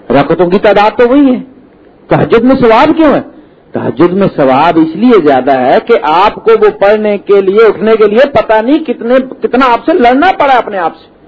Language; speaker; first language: Urdu; non-native, local second language; Punjabi